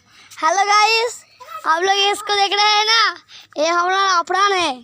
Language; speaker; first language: Hindi; non-native, local second language; Bangla